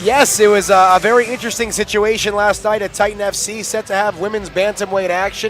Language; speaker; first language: English; native; English